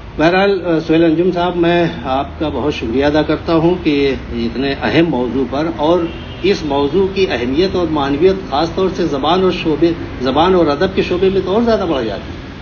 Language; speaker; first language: Urdu; native; Urdu